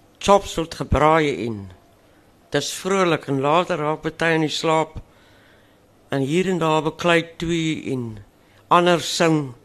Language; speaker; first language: Afrikaans; native; Afrikaans